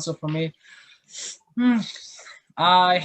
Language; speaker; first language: English; non-native, learner; Indonesian